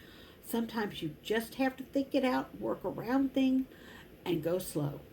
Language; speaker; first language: English; native; English